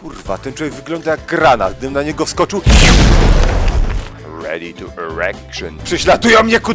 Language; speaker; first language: Polish; native; Polish